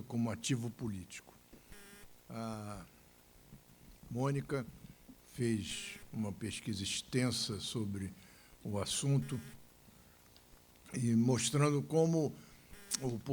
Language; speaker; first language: Portuguese; native; Portuguese